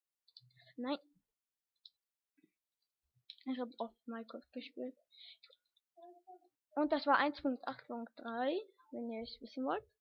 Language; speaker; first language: German; early bilingual, other home language; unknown